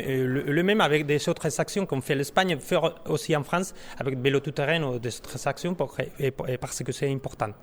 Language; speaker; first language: French; non-native, learner; Spanish